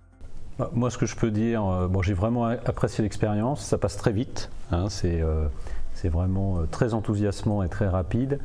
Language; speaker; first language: French; native; French